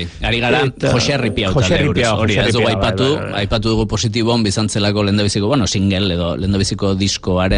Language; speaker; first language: Basque; native; Basque